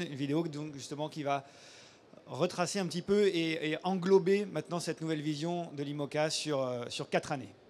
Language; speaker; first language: French; native; French